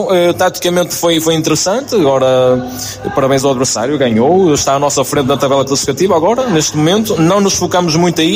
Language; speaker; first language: Portuguese; native; Portuguese